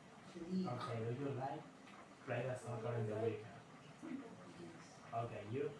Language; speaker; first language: English; non-native, learner; Spanish